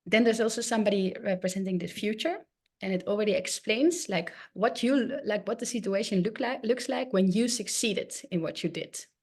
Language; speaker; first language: English; non-native, fluent; Dutch